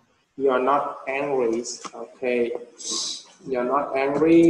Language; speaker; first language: English; non-native, fluent; Vietnamese